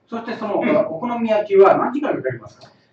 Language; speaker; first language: Japanese; non-native, learner; Tamil